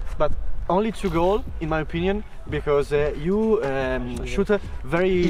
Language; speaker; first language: English; non-native, learner; Italian